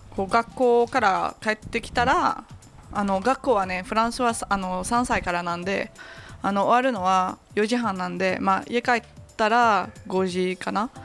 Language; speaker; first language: Japanese; non-native, fluent; French